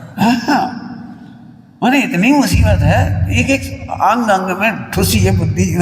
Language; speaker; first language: Hindi; native; Hindi